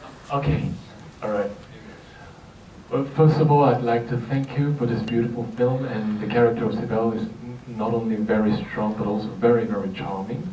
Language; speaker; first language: English; non-native, fluent; Korean